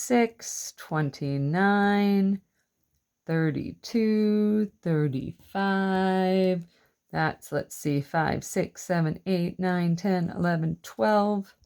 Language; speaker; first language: English; native; English